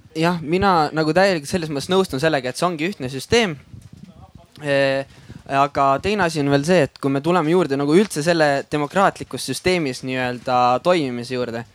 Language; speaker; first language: Estonian; native; Estonian